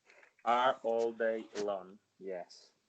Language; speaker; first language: English; non-native, learner; Spanish